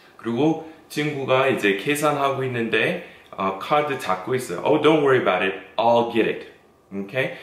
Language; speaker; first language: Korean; non-native, fluent; English